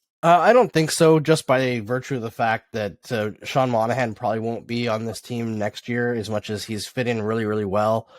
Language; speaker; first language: English; native; English